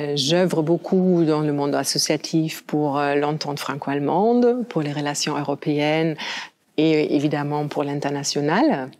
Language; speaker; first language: French; non-native, fluent; German